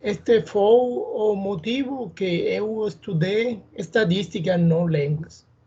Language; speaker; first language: Portuguese; non-native, learner; Spanish